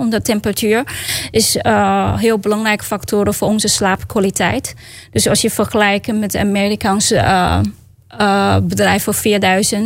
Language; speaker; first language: Dutch; non-native, learner; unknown